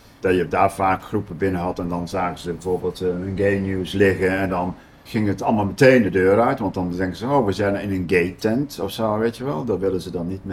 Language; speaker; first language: Dutch; native; Dutch